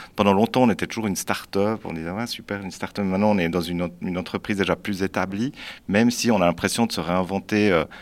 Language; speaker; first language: French; native; French